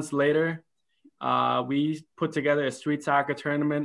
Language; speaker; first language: English; early bilingual, other home language; Khmer